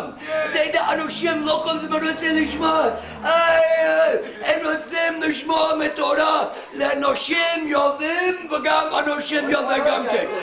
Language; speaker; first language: Hebrew; non-native, fluent; English